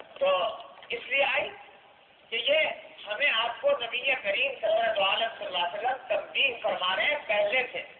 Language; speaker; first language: Urdu; non-native, local second language; Pashto